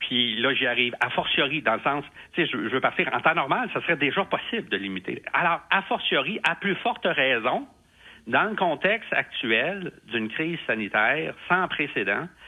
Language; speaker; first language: French; native; French